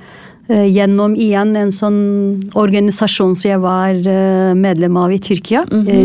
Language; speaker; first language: Norwegian; non-native, fluent; Turkish